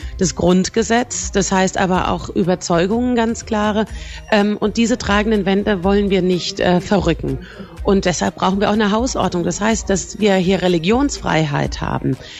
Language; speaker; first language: German; native; German